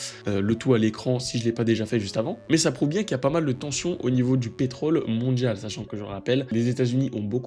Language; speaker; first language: French; native; French